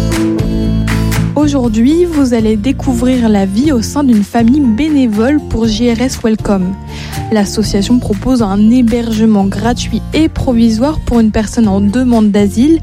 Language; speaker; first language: French; native; French